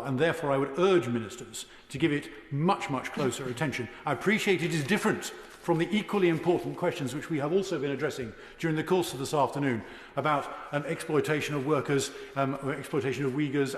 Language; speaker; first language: English; native; English